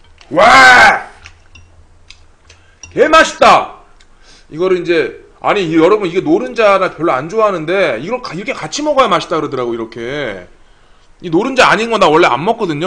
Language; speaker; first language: Korean; native; Korean